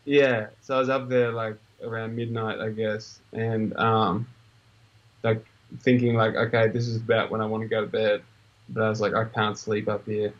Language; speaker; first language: English; native; English